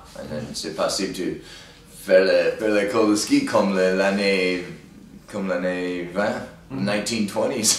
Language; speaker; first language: French; non-native, learner; English